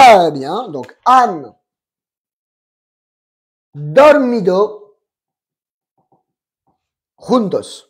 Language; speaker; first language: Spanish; non-native, fluent; French